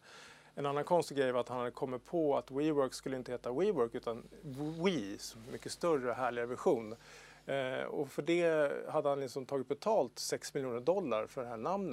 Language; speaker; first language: Swedish; native; Swedish